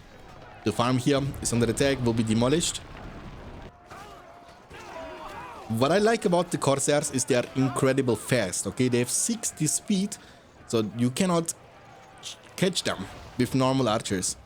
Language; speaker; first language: English; non-native, fluent; German